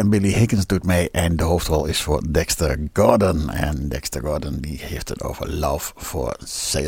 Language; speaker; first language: Dutch; native; Dutch